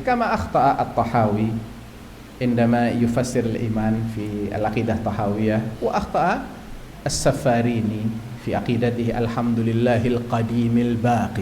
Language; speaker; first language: Arabic; non-native, fluent; Indonesian